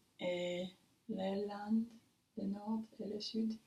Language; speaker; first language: French; non-native, learner; English